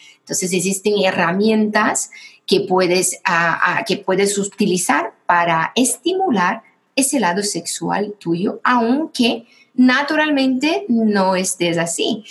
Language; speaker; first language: Spanish; non-native, fluent; Portuguese